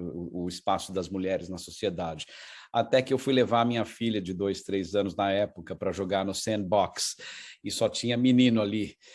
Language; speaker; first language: Portuguese; native; Portuguese